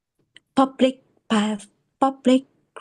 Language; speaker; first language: English; non-native, learner; Japanese